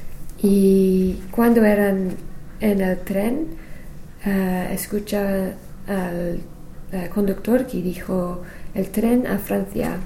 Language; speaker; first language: Spanish; non-native, learner; English